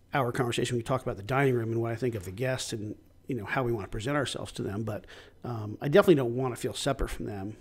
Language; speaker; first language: English; native; English